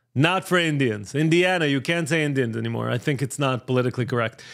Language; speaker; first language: English; non-native, fluent; Hebrew